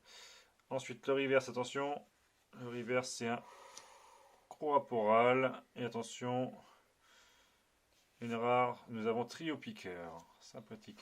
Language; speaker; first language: French; native; French